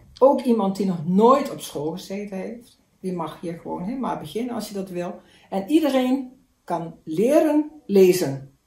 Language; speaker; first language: Dutch; native; Dutch